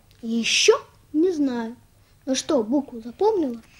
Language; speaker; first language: Russian; native; Russian